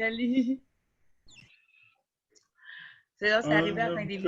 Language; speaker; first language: French; native; French